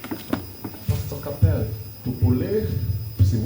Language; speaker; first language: French; non-native, learner; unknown